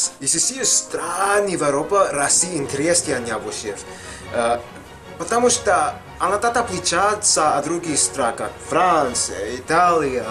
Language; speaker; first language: Russian; non-native, learner; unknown